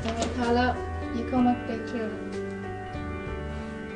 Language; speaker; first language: Turkish; non-native, learner; German